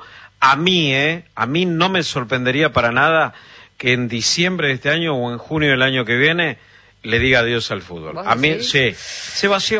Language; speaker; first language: Spanish; native; Spanish